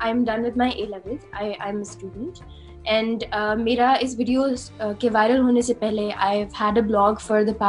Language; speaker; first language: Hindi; native; Hindi